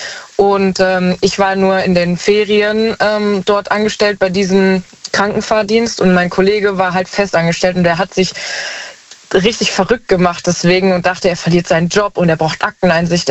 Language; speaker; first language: German; native; German